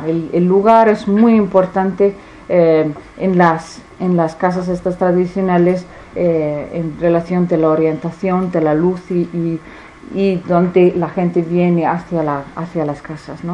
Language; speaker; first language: Spanish; non-native, fluent; Icelandic